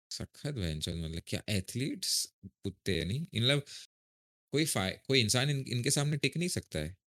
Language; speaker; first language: Hindi; native; Hindi